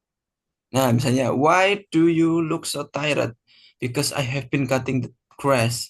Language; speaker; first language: English; non-native, fluent; Indonesian